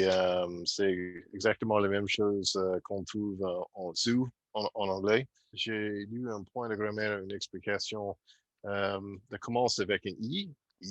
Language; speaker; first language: French; non-native, learner; German